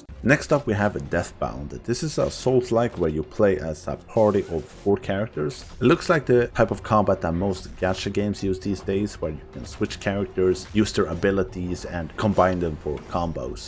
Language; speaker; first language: English; non-native, fluent; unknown